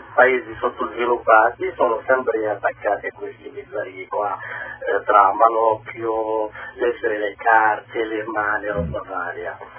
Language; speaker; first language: Italian; non-native, fluent; Arabic